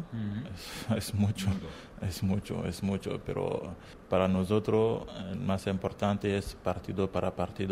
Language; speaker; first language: Spanish; non-native, learner; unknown